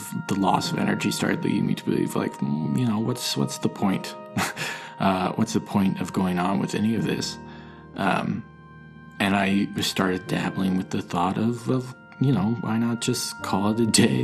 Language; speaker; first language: English; native; English